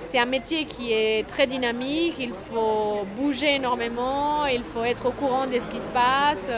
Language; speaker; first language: French; non-native, fluent; Spanish